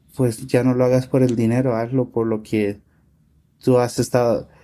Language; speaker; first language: Spanish; early bilingual, heritage; Spanish